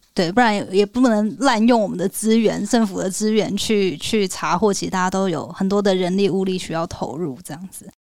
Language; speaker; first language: Chinese; native; Chinese